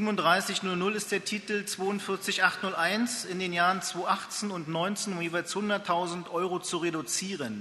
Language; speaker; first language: German; native; German